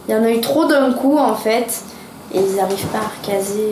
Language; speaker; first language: French; native; French